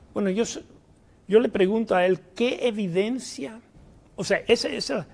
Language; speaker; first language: Spanish; early bilingual, heritage; Spanish